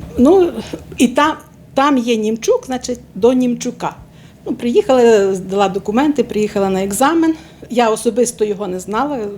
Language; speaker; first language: Ukrainian; native; Ukrainian